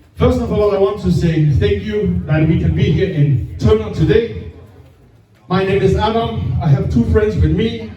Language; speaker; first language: English; non-native, fluent; Danish